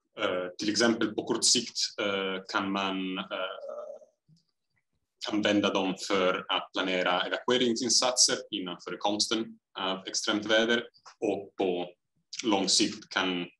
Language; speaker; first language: Swedish; non-native, fluent; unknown